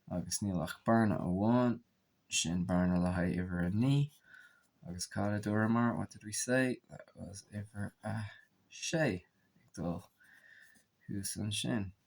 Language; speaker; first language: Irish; non-native, local second language; English